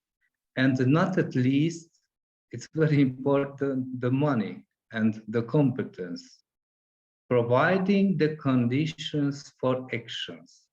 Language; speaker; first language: English; non-native, fluent; Hungarian